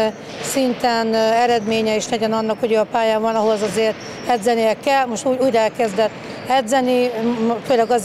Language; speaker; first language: Hungarian; native; Hungarian